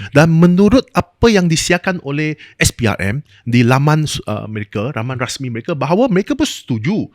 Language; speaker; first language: Malay; non-native, local second language; Chinese